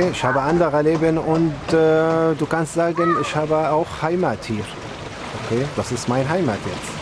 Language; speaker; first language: German; non-native, learner; Arabic